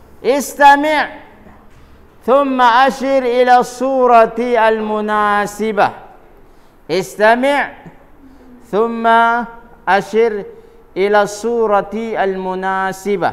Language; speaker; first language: Arabic; non-native, fluent; Indonesian